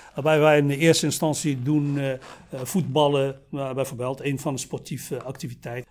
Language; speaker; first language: Dutch; non-native, fluent; Arabic